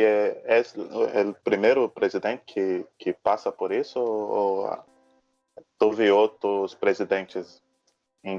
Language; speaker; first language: Spanish; non-native, learner; Portuguese